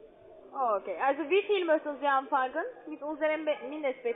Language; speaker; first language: German; non-native, learner; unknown